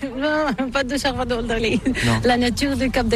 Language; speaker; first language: French; non-native, learner; Bulgarian